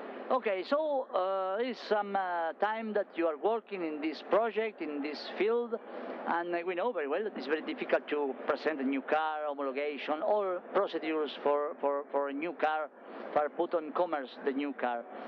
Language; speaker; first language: English; non-native, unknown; Italian